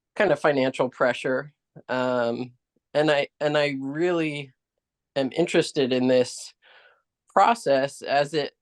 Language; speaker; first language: English; native; English